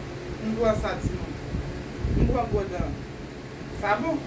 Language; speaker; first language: Portuguese; non-native, learner; Haitian Creole